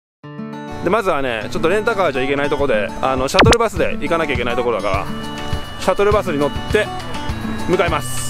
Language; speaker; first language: Japanese; native; Japanese